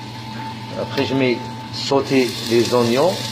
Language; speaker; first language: French; non-native, fluent; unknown